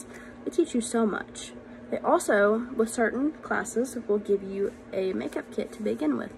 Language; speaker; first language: English; native; English